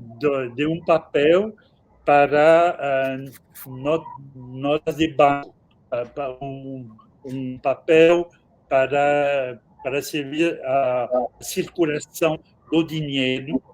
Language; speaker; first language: Portuguese; non-native, fluent; French